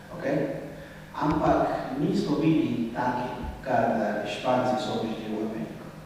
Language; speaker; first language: Slovenian; non-native, fluent; Spanish